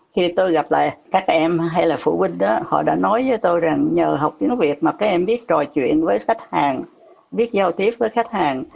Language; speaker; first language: Vietnamese; native; Vietnamese